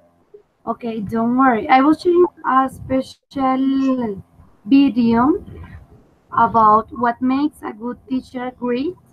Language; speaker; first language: English; non-native, fluent; Spanish